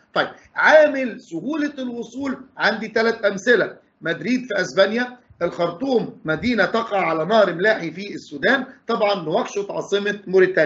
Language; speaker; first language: Arabic; native; Arabic